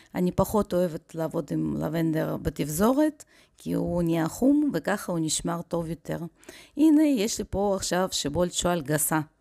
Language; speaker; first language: Hebrew; non-native, fluent; Russian